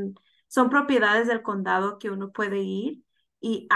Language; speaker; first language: Spanish; early bilingual, heritage; Spanish